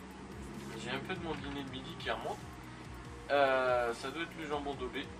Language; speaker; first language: French; native; French